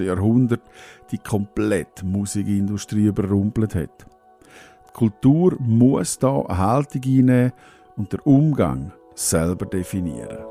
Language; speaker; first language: German; native; German